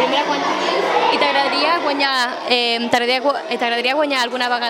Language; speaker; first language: Catalan; native; Catalan